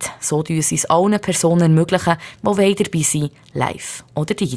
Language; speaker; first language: German; native; German